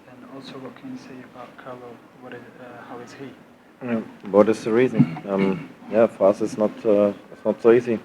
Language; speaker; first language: English; non-native, learner; German